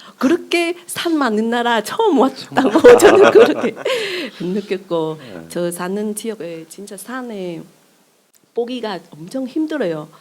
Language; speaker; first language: Korean; non-native, learner; Vietnamese